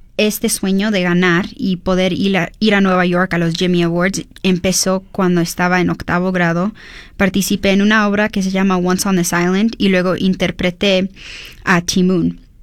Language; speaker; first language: Spanish; early bilingual, heritage; Spanish